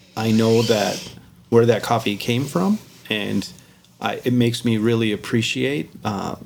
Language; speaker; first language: English; native; English